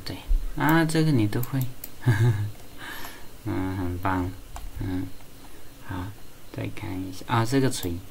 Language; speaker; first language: Chinese; native; Chinese